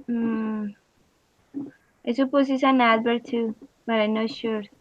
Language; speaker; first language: English; non-native, learner; Spanish